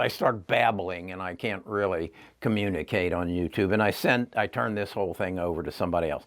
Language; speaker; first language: English; native; English